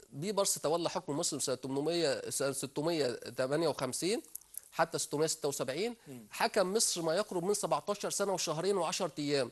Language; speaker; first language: Arabic; native; Arabic